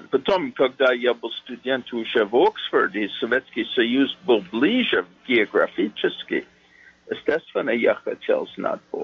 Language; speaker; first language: Russian; non-native, fluent; English